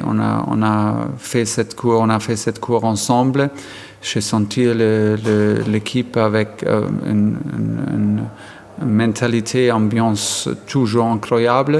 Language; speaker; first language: French; non-native, fluent; German